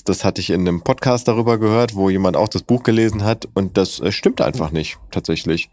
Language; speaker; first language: German; native; German